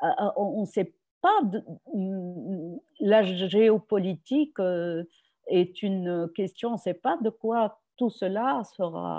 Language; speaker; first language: French; non-native, local second language; Arabic